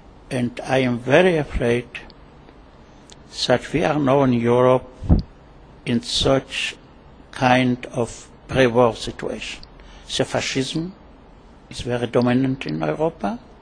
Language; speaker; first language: English; non-native, learner; German